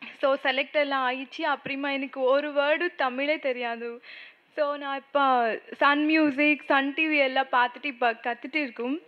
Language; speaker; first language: Tamil; non-native, learner; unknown